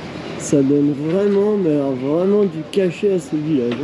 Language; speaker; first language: French; native; French